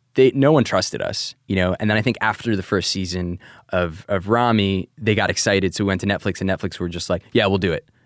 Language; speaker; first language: English; native; English